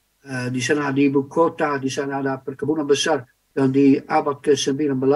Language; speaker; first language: Indonesian; non-native, fluent; Dutch